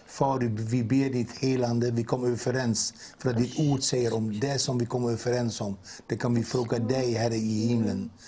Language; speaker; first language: Swedish; non-native, fluent; Dutch